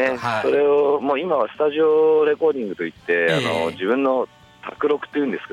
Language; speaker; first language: Japanese; native; Japanese